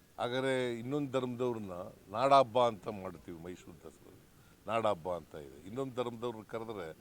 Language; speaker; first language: Kannada; native; Kannada